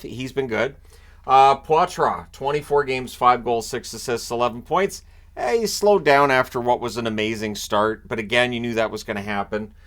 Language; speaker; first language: English; native; English